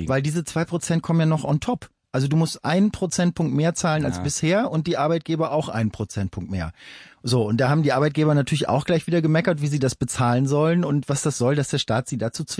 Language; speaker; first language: German; native; German